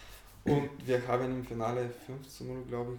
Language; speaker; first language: German; non-native, fluent; Bulgarian